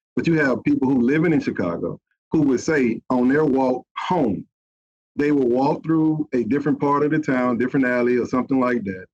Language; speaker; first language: English; native; English